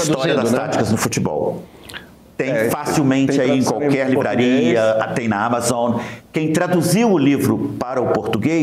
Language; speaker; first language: Portuguese; native; Portuguese